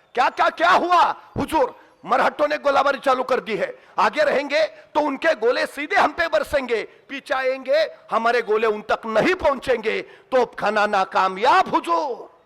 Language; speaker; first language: Hindi; non-native, local second language; Marathi